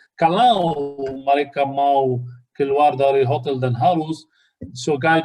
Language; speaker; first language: Indonesian; non-native, fluent; Arabic